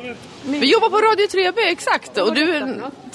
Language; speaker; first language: Swedish; native; Swedish